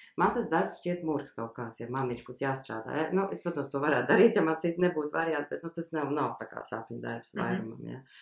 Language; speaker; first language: Latvian; early bilingual, heritage; Latvian